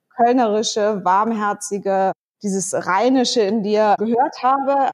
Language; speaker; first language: German; native; German